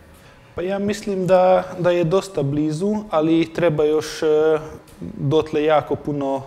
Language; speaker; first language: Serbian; non-native, local second language; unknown